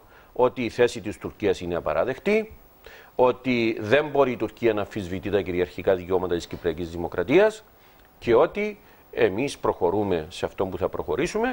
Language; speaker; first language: Greek; native; Greek